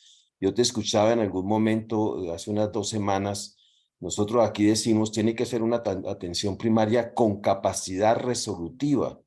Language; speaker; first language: Spanish; native; Spanish